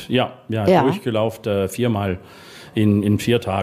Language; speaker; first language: German; non-native, fluent; English